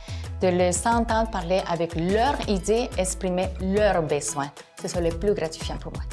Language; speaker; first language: French; non-native, fluent; Spanish